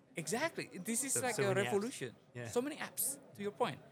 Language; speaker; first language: English; non-native, fluent; Indonesian